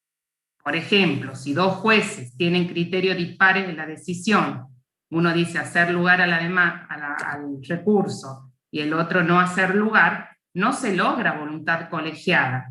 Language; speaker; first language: Spanish; native; Spanish